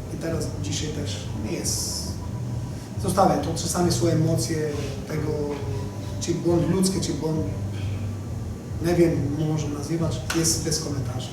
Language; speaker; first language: Polish; non-native, fluent; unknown